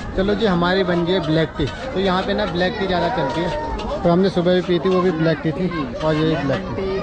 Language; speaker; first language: Hindi; native; Hindi